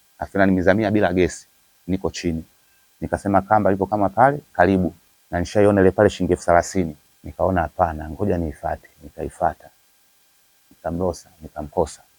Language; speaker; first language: Swahili; native; Swahili